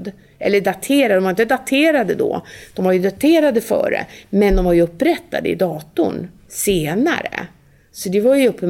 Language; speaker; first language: Swedish; native; Swedish